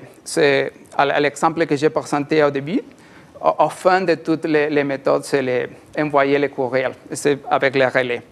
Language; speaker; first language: French; non-native, learner; Spanish